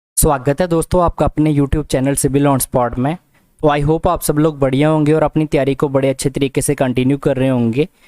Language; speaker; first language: Hindi; non-native, local second language; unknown